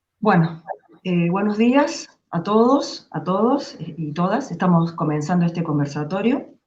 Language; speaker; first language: Spanish; native; Spanish